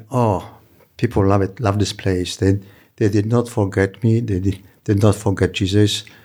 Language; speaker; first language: English; non-native, fluent; Polish